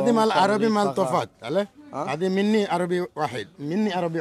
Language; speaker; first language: Arabic; non-native, learner; Bangla